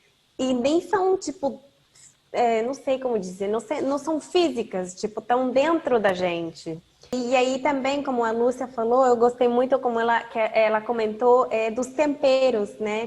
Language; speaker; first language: Portuguese; non-native, fluent; Spanish